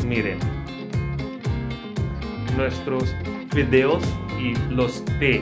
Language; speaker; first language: Spanish; non-native, fluent; Hindi